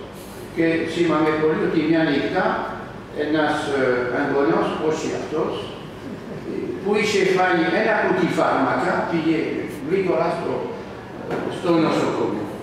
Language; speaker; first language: Greek; non-native, learner; French